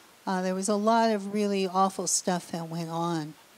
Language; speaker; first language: English; native; English